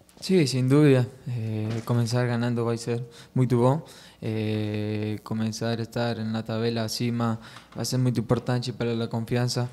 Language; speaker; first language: Portuguese; non-native, fluent; Spanish